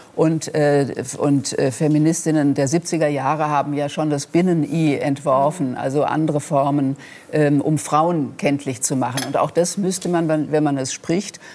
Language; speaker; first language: German; native; German